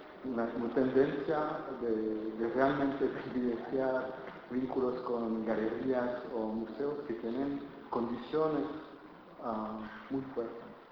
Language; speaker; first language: Spanish; non-native, fluent; French